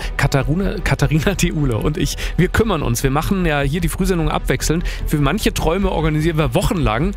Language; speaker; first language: German; native; German